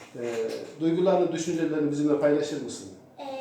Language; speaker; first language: Turkish; native; Turkish